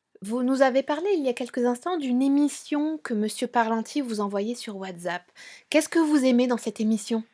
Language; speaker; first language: French; native; French